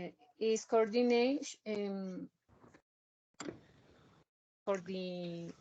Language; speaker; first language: English; non-native, learner; Spanish